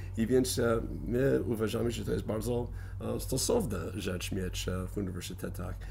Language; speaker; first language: Polish; non-native, fluent; English